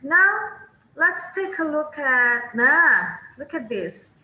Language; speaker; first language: English; non-native, fluent; Indonesian